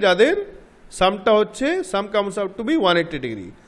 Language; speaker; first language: English; non-native, local second language; Bangla